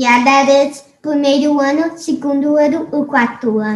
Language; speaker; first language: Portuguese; non-native, learner; English